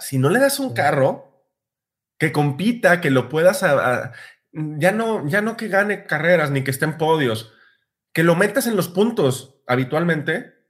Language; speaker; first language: Spanish; native; Spanish